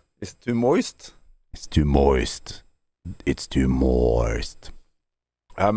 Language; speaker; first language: English; non-native, fluent; Norwegian